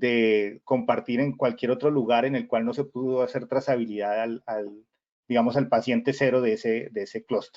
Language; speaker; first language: Spanish; native; Spanish